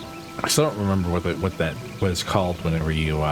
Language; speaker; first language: English; native; English